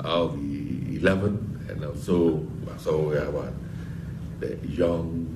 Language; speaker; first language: English; non-native, local second language; Akan